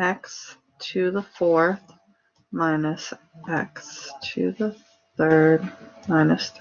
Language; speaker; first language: English; native; English